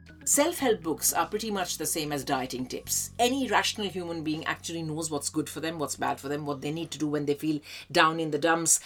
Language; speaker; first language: English; non-native, local second language; Hindi